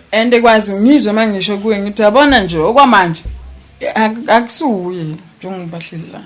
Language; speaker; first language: Zulu; native; Zulu